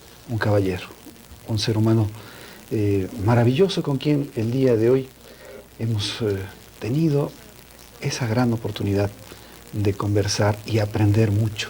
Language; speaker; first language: Spanish; native; Spanish